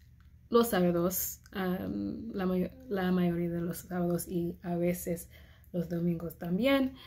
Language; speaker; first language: Spanish; non-native, learner; English